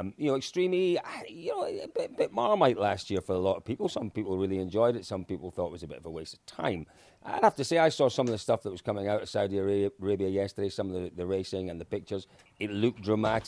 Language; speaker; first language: English; native; English